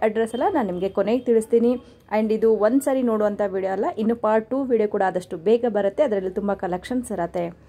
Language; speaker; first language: Kannada; native; Kannada